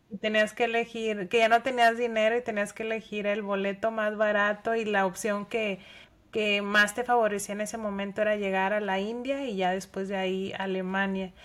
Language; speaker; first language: Spanish; native; Spanish